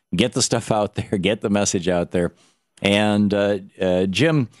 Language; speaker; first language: English; native; English